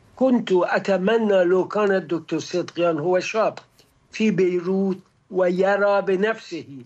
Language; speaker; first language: Arabic; non-native, fluent; Persian